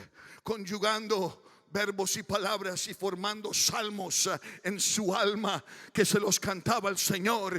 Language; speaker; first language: Spanish; early bilingual, heritage; Spanish